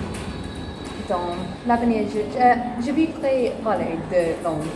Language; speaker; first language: French; non-native, learner; English